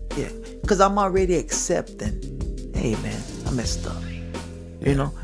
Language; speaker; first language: English; early bilingual, other home language; Spanish